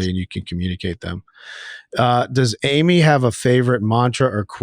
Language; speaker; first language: English; native; English